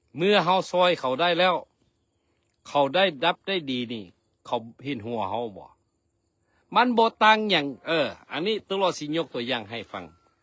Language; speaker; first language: Lao; non-native, local second language; Hmong